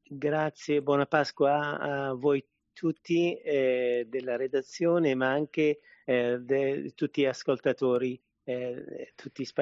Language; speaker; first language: Italian; non-native, fluent; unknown